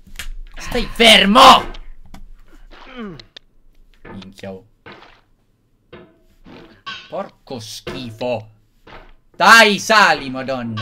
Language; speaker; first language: Italian; native; Italian